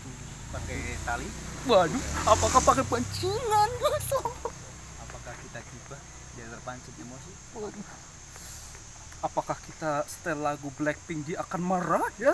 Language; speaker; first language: Indonesian; native; Indonesian